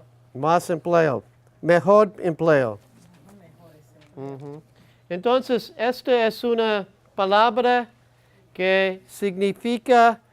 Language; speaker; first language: Spanish; non-native, learner; English